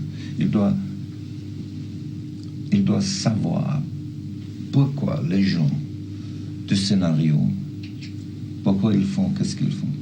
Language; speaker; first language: French; non-native, fluent; German